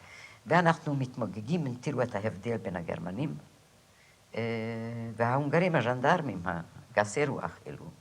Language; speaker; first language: Hebrew; non-native, fluent; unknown